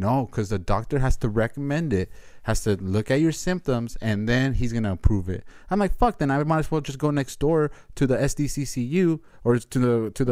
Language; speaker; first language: English; early bilingual, other home language; Spanish